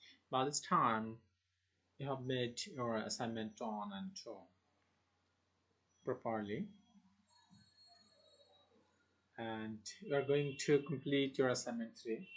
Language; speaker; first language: English; non-native, local second language; Bangla